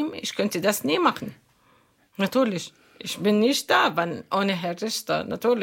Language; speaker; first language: German; non-native, learner; Arabic